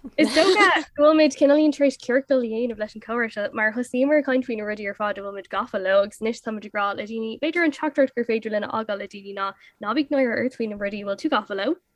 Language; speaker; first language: Irish; non-native, local second language; English